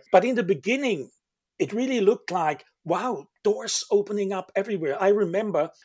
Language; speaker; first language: English; non-native, fluent; German